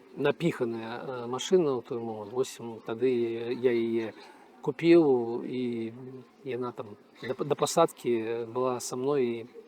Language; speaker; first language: Belarusian; non-native, local second language; Russian